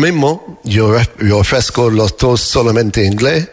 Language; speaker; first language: Spanish; non-native, learner; English